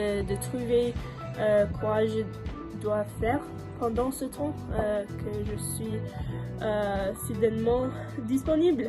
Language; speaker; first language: French; non-native, learner; English